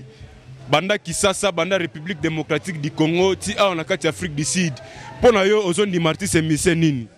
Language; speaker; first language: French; non-native, local second language; Lingala